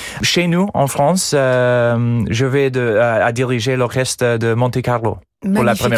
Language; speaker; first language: French; non-native, fluent; English